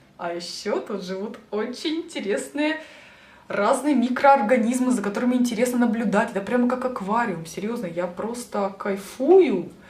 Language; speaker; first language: Russian; native; Russian